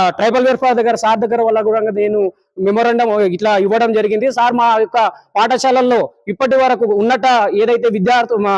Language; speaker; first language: Telugu; non-native, local second language; Lambadi